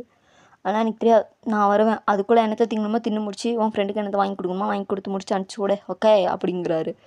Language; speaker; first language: Tamil; native; Tamil